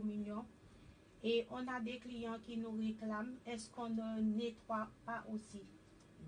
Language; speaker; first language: French; native; French